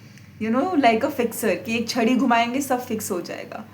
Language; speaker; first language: Hindi; native; Hindi